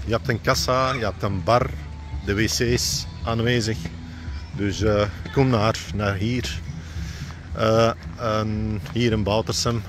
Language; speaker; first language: Dutch; non-native, fluent; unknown